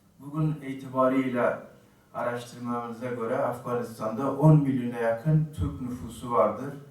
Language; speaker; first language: Turkish; non-native, fluent; Uzbek